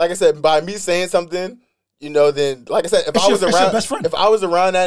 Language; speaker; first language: English; native; English